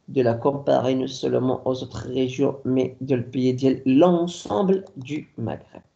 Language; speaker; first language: French; non-native, local second language; Arabic